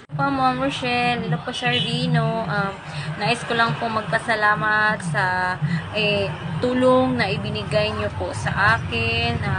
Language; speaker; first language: Filipino; non-native, local second language; Cebuano